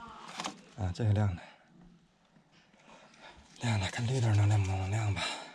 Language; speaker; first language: Chinese; native; Chinese